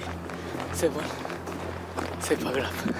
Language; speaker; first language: French; non-native, learner; Spanish